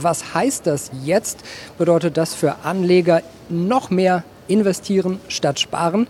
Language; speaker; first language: German; native; German